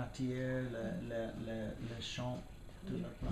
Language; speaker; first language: French; non-native, fluent; English